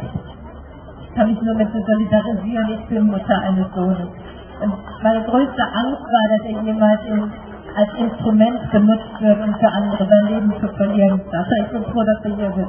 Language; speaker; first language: German; native; German